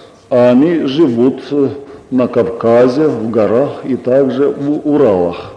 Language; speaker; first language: Russian; non-native, local second language; Estonian